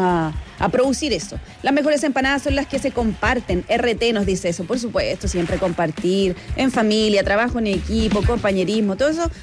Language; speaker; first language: Spanish; native; Spanish